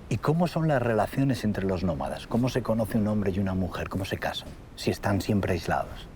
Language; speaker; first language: Spanish; native; Spanish